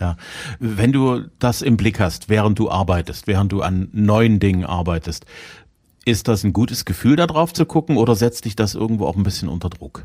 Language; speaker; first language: German; native; German